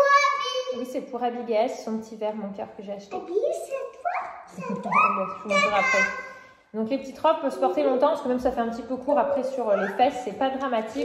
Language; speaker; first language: French; native; French